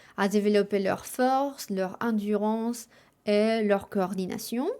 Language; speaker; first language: French; non-native, fluent; Spanish